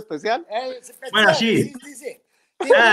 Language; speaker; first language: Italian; non-native, learner; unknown